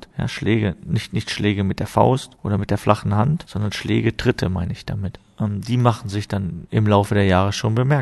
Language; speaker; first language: German; native; German